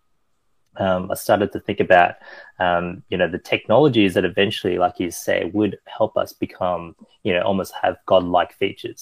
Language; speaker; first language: English; early bilingual, other home language; Chinese